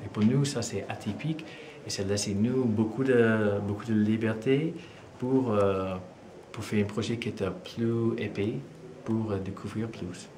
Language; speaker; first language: French; non-native, fluent; English